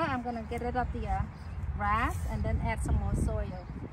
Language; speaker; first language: English; non-native, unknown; Khmer